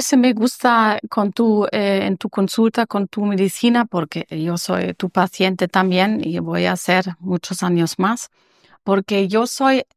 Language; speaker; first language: Spanish; non-native, learner; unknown